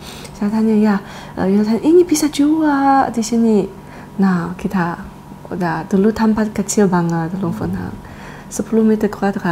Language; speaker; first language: Indonesian; non-native, learner; Chinese